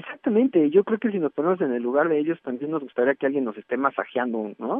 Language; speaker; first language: Spanish; native; Spanish